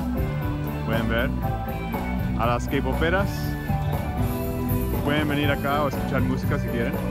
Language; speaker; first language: Spanish; early bilingual, heritage; Spanish